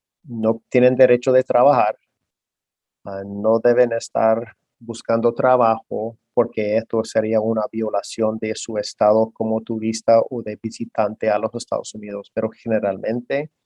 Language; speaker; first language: Spanish; non-native, fluent; English